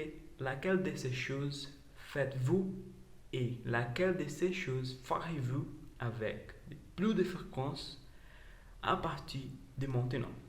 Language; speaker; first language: French; non-native, learner; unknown